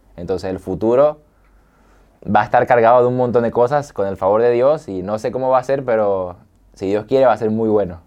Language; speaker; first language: Spanish; native; Spanish